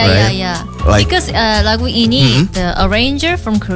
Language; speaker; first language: English; non-native, learner; Indonesian